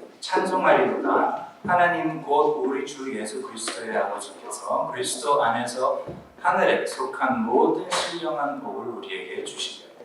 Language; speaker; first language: Korean; early bilingual, heritage; Korean